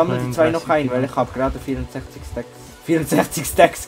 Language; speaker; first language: German; native; German